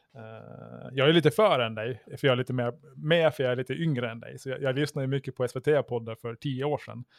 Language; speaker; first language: Swedish; native; Swedish